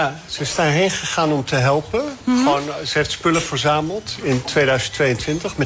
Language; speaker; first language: Dutch; non-native, fluent; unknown